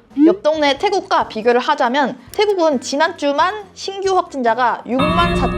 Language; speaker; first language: Korean; native; Korean